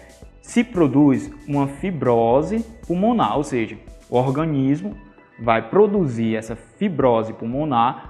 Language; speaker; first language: Portuguese; native; Portuguese